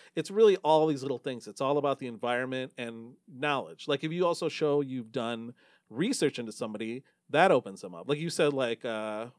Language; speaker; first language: English; native; English